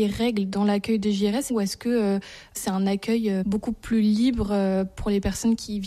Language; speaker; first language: French; native; French